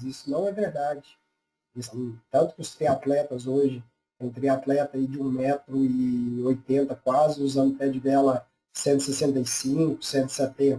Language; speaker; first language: Portuguese; native; Portuguese